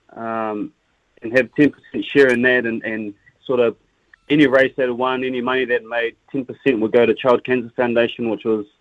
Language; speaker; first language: English; native; English